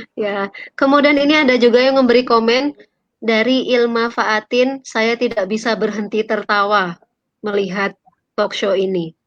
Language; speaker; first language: Indonesian; native; Indonesian